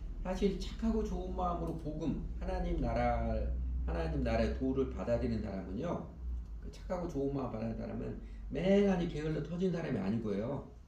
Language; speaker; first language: Korean; native; Korean